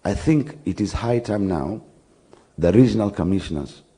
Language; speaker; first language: English; non-native, local second language; Swahili